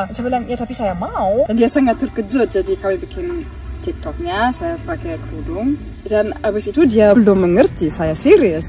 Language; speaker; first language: Indonesian; non-native, fluent; German